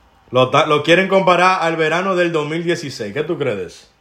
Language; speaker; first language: Spanish; early bilingual, heritage; Spanish